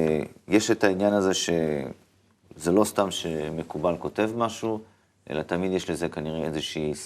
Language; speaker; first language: Hebrew; native; Hebrew